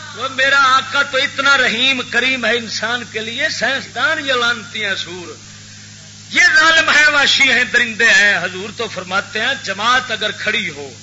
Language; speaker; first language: Urdu; non-native, local second language; Punjabi